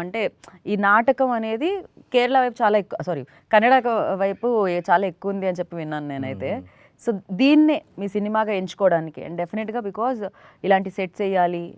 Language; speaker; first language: Telugu; native; Telugu